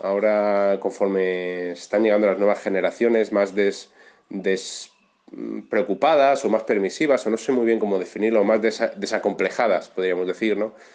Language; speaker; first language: Spanish; native; Spanish